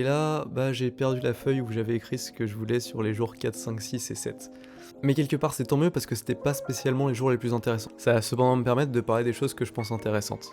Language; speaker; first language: French; native; French